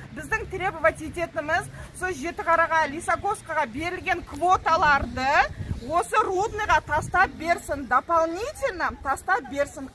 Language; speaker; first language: Kazakh; early bilingual, heritage; Kazakh